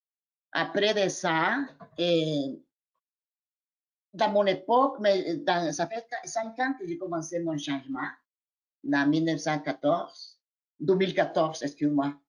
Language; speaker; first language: French; non-native, fluent; Spanish